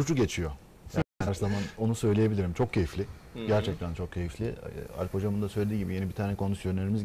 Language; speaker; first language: Turkish; native; Turkish